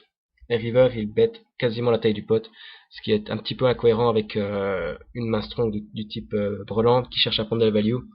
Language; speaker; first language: French; native; French